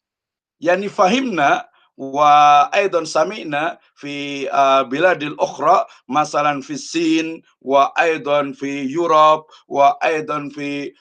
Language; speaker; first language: Arabic; non-native, fluent; Indonesian